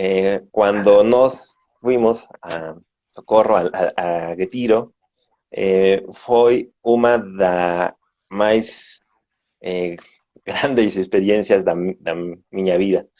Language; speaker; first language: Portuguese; non-native, learner; Spanish